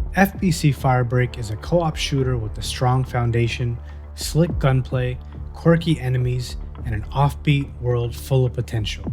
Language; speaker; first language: English; native; English